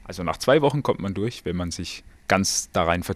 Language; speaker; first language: German; native; German